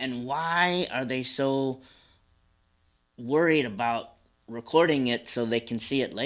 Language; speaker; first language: English; native; English